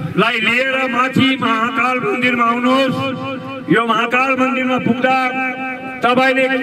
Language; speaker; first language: Nepali; native; Nepali